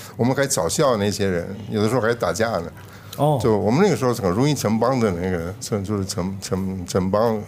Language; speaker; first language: Chinese; non-native, fluent; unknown